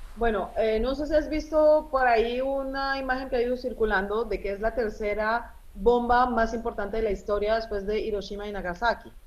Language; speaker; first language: Spanish; early bilingual, other home language; Arabic